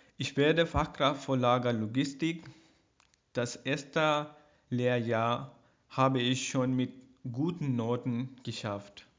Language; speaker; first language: German; non-native, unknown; Urdu